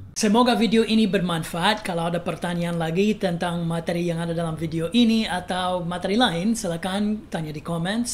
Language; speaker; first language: Indonesian; non-native, fluent; English